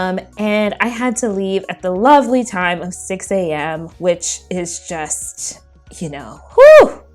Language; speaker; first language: English; native; English